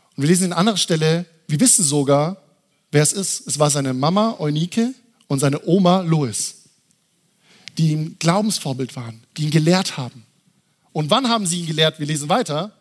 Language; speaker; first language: German; native; German